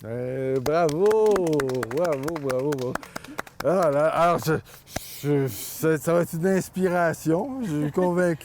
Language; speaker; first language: French; native; French